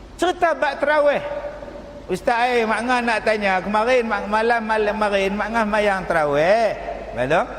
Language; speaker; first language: Malay; native; Malay